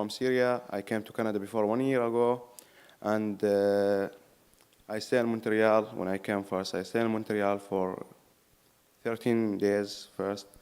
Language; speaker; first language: English; non-native, learner; Arabic